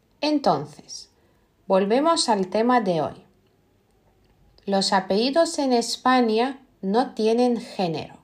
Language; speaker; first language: Spanish; non-native, fluent; Lithuanian